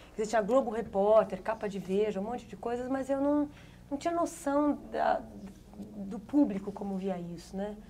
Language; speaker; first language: Portuguese; native; Portuguese